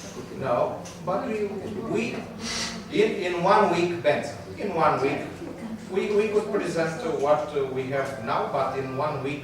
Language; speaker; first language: English; non-native, learner; Romanian